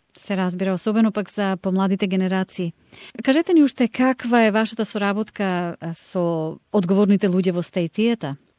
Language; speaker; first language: Macedonian; native; Macedonian